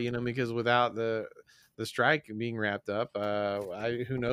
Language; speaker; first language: English; native; English